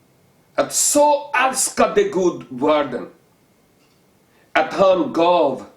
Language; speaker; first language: Swedish; non-native, learner; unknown